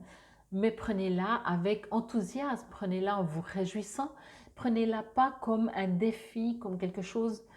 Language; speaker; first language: French; native; French